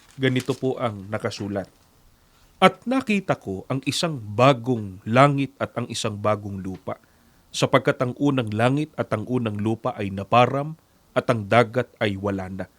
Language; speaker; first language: Filipino; native; Filipino